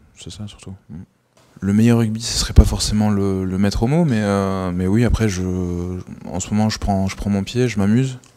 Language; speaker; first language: French; native; French